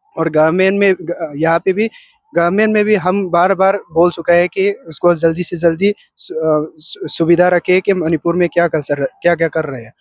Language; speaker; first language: Hindi; non-native, local second language; Manipuri